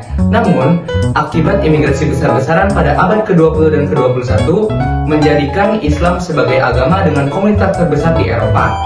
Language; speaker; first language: Indonesian; native; Indonesian